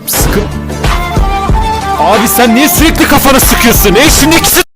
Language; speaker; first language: Turkish; native; Turkish